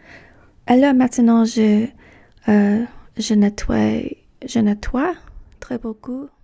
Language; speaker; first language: French; non-native, fluent; English